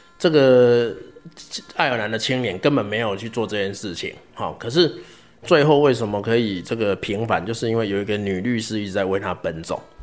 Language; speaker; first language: Chinese; native; Chinese